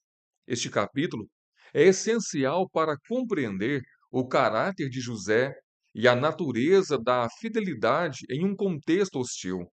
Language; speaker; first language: Portuguese; native; Portuguese